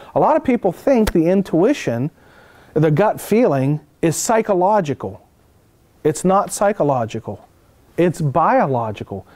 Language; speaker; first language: English; native; English